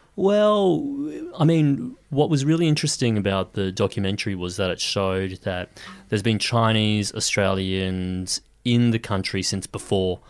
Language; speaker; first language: English; native; English